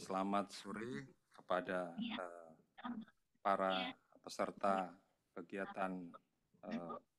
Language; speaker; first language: Indonesian; native; Indonesian